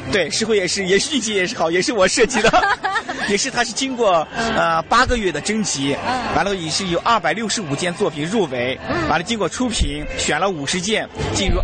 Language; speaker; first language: Chinese; native; Chinese